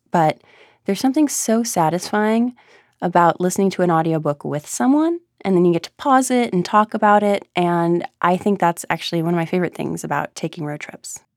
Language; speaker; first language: English; native; English